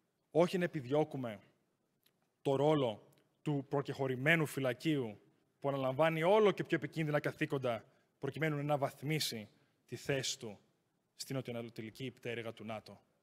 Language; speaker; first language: Greek; native; Greek